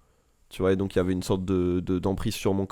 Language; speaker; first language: French; native; French